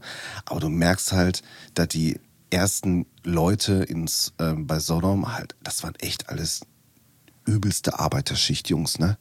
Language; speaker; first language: German; native; German